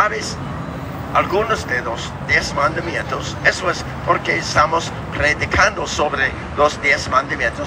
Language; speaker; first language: Spanish; non-native, learner; English